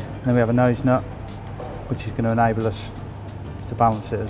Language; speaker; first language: English; native; English